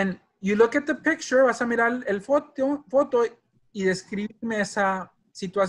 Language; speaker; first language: Spanish; early bilingual, heritage; Spanish